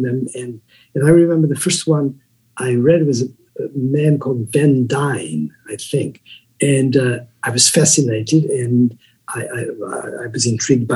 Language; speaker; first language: English; non-native, fluent; Portuguese